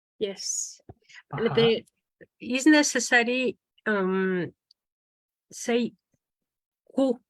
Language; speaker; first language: English; non-native, learner; Spanish